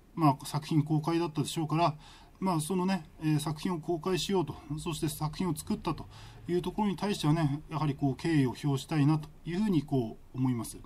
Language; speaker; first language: Japanese; native; Japanese